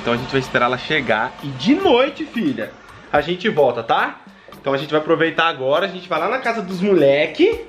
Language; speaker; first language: Portuguese; native; Portuguese